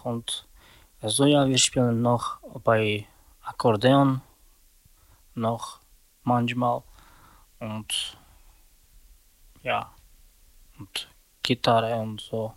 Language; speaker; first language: German; non-native, learner; Slovak